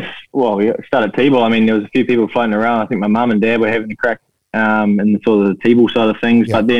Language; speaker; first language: English; native; English